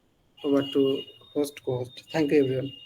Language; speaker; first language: Hindi; non-native, local second language; Bangla